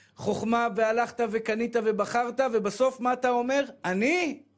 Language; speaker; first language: Hebrew; native; Hebrew